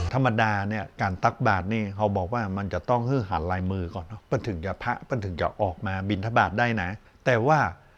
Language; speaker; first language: Thai; native; Thai